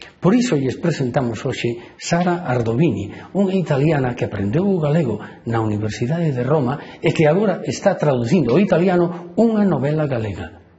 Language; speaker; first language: Galician; native; Galician